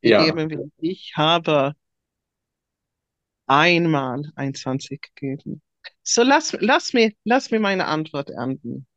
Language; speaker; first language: German; non-native, fluent; Swedish